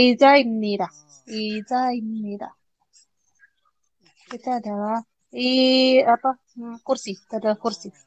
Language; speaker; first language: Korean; non-native, learner; Indonesian